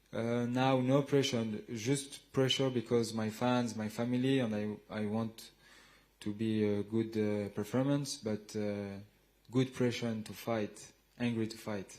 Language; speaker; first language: English; non-native, learner; French